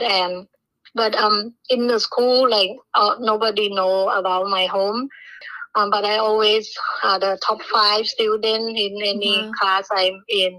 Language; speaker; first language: English; non-native, learner; Thai